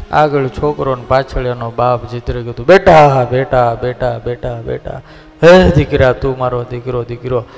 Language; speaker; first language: Gujarati; native; Gujarati